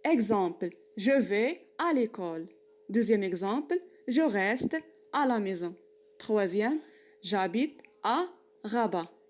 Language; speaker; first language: French; non-native, local second language; Arabic